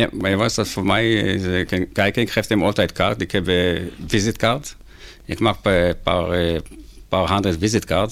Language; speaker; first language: Dutch; non-native, learner; Hebrew